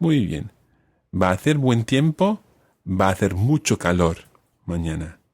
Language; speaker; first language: Spanish; non-native, fluent; English